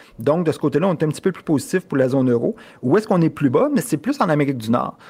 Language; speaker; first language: French; native; French